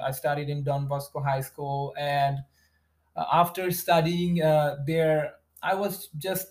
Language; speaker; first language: English; non-native, local second language; Bangla